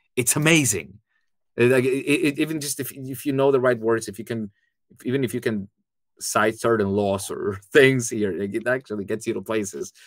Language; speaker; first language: English; non-native, fluent; Spanish